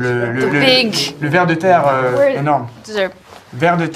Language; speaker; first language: French; early bilingual, heritage; French